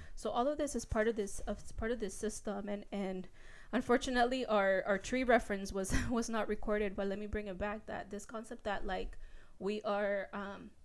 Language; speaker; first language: English; early bilingual, other home language; Spanish